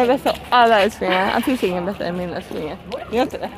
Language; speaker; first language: Swedish; native; Swedish